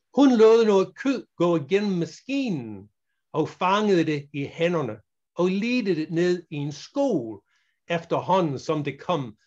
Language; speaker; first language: Danish; non-native, fluent; English